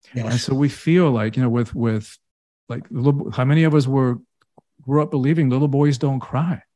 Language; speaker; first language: English; early bilingual, other home language; Spanish